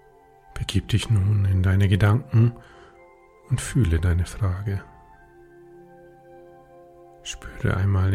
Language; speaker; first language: German; native; German